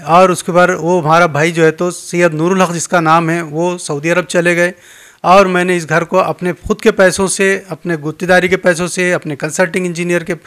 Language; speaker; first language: Hindi; non-native, local second language; Urdu